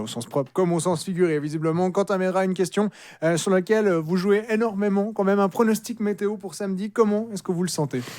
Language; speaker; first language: French; native; French